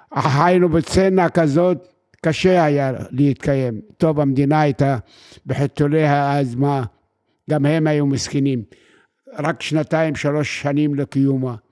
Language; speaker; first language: Hebrew; non-native, fluent; Arabic